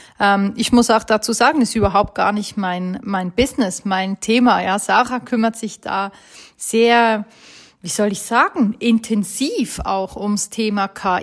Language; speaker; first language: German; native; German